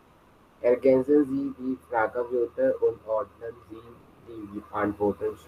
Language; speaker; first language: German; non-native, fluent; Hindi